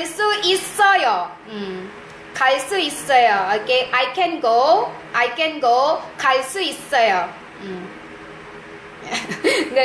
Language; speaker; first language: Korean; non-native, fluent; Iloko